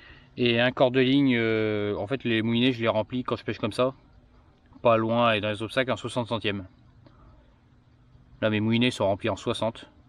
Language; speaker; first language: French; native; French